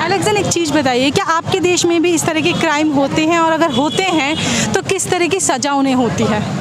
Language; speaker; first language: Hindi; native; Hindi